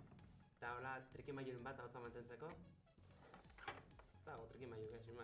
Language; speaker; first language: Basque; native; Basque